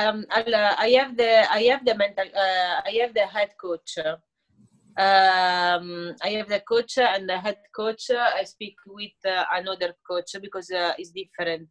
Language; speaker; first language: English; non-native, learner; Italian